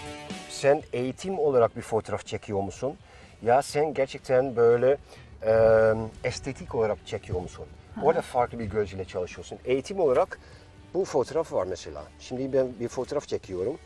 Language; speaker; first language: Turkish; non-native, fluent; Dutch